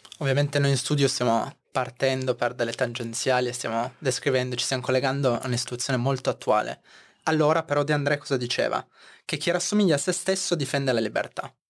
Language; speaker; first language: Italian; native; Italian